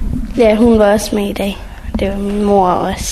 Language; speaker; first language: Danish; non-native, learner; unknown